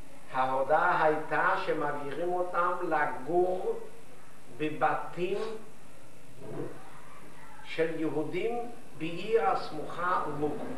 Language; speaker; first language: Hebrew; non-native, fluent; Yiddish